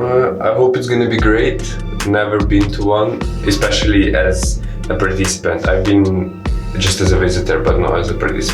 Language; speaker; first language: English; non-native, fluent; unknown